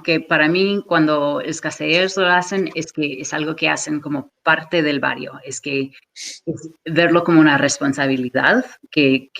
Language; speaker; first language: Spanish; non-native, fluent; English